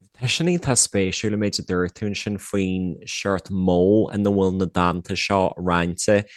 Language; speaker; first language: Irish; native; Irish